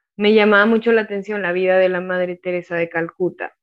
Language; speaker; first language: Spanish; native; Spanish